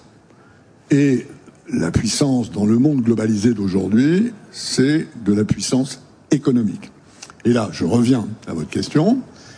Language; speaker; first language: French; native; French